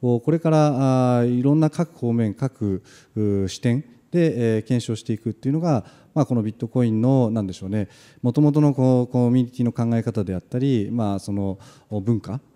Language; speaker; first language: Japanese; native; Japanese